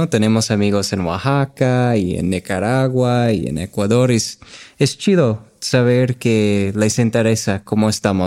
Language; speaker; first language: Spanish; non-native, fluent; English